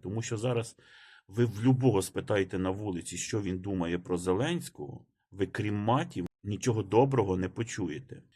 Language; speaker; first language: Ukrainian; native; Ukrainian